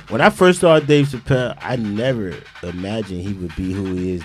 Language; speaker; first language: English; native; English